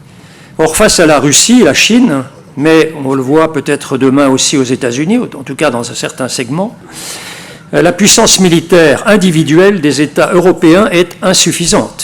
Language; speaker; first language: French; native; French